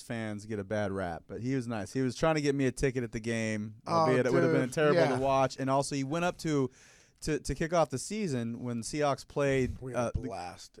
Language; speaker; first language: English; native; English